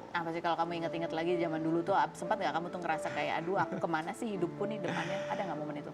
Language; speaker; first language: Indonesian; native; Indonesian